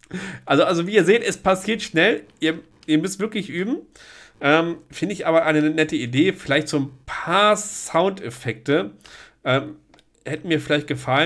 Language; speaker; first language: German; native; German